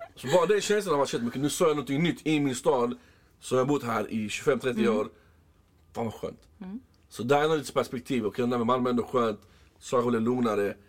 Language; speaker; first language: Swedish; early bilingual, other home language; Arabic